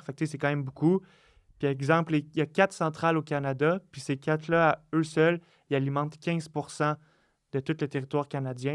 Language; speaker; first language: French; native; French